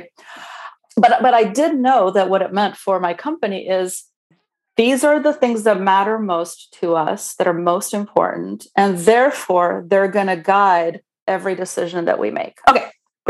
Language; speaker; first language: English; non-native, fluent; Romanian